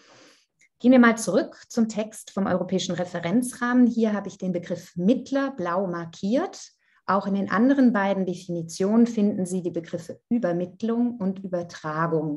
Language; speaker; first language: German; non-native, fluent; Italian